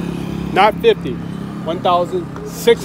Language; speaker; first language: English; native; English